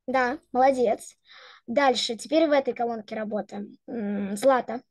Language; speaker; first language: Russian; native; Russian